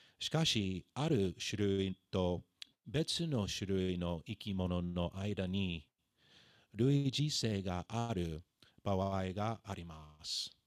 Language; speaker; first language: Japanese; non-native, fluent; English